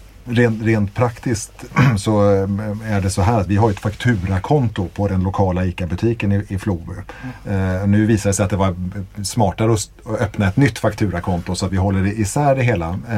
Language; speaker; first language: Swedish; native; Swedish